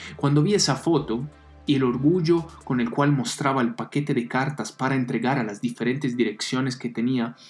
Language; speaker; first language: Spanish; non-native, fluent; Italian